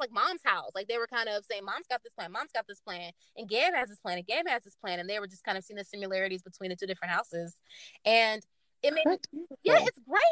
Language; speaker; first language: English; native; English